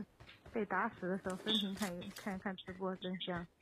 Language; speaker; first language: Chinese; native; Chinese